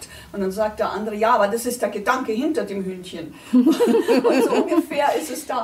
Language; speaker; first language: German; native; German